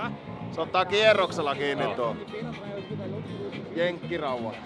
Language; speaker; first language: Finnish; native; Finnish